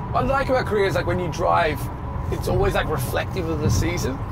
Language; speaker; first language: English; native; English